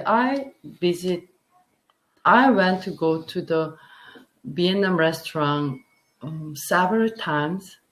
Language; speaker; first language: English; non-native, learner; Korean